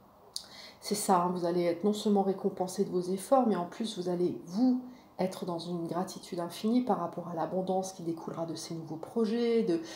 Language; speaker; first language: French; native; French